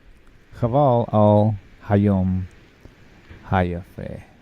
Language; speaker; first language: Hebrew; non-native, learner; English